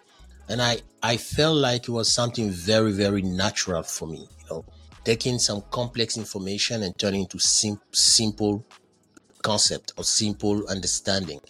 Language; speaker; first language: English; non-native, fluent; French